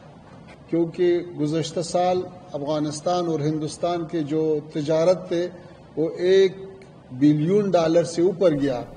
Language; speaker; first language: Hindi; non-native, fluent; Pashto